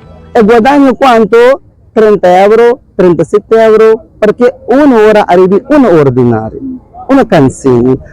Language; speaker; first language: Italian; non-native, learner; Urdu